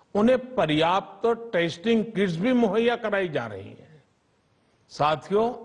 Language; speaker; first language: Hindi; non-native, local second language; Gujarati